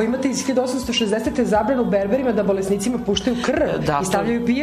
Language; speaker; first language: Serbian; native; Serbian